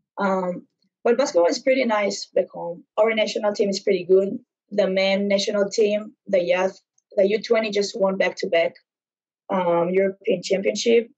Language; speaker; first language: English; non-native, fluent; Hebrew